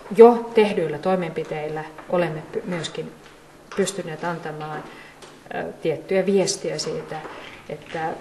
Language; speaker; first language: Finnish; non-native, local second language; Swedish